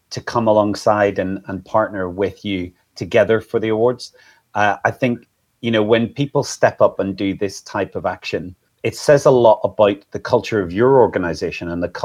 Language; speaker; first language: English; native; English